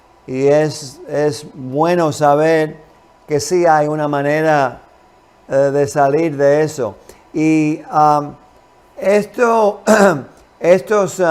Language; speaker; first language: Spanish; non-native, fluent; English